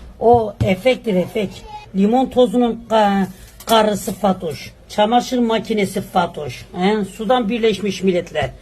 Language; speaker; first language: Turkish; native; Turkish